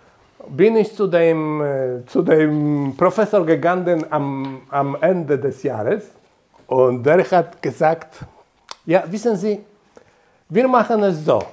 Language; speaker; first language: German; non-native, fluent; Polish